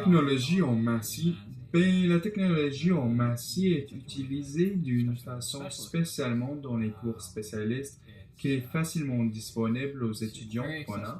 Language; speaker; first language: French; non-native, learner; English